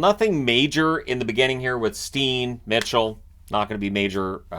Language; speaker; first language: English; native; English